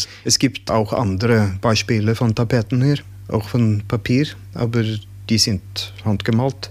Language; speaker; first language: German; non-native, learner; Norwegian